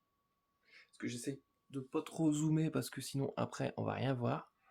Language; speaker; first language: French; native; French